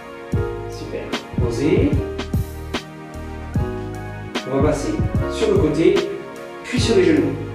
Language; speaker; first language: French; native; French